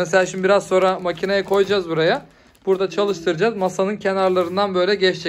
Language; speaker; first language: Turkish; native; Turkish